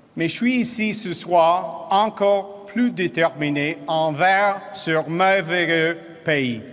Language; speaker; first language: French; non-native, fluent; English